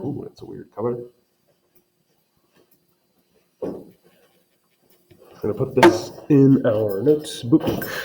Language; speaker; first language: English; native; English